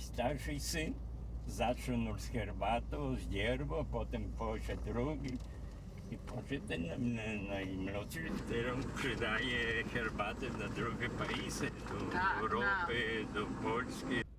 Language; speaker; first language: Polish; early bilingual, heritage; Polish